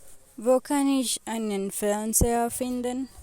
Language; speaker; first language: German; non-native, learner; Spanish